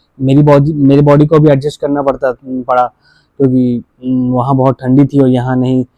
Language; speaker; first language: Hindi; native; Hindi